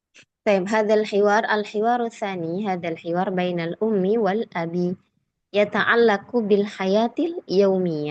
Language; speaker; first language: Arabic; non-native, fluent; Indonesian